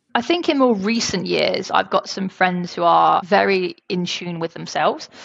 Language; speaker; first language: English; native; English